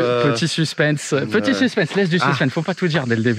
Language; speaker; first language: French; native; French